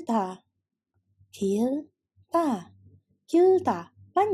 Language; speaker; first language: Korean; non-native, fluent; Indonesian